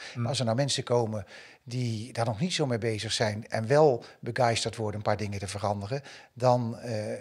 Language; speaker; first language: Dutch; native; Dutch